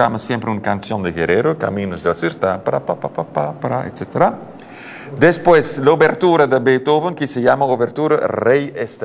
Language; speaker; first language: Spanish; non-native, learner; Dutch